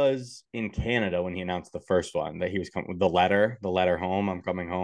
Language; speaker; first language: English; native; English